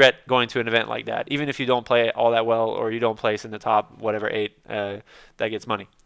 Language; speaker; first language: English; native; English